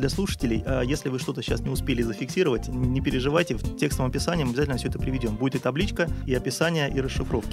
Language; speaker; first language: Russian; native; Russian